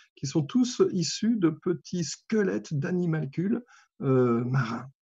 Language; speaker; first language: French; native; French